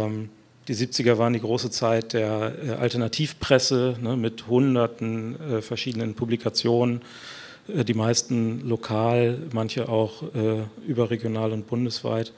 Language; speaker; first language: German; native; German